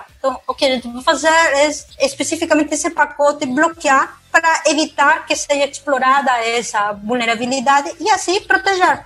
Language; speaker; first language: Portuguese; non-native, fluent; Spanish